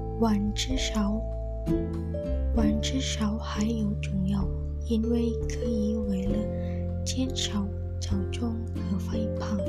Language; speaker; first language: Chinese; non-native, learner; Indonesian